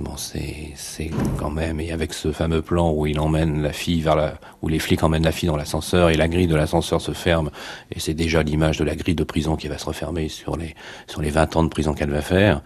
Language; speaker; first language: French; native; French